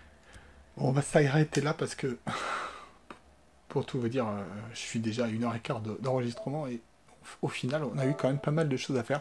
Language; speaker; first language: French; native; French